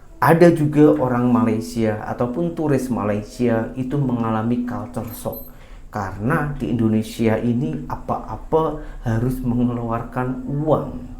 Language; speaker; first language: Indonesian; native; Indonesian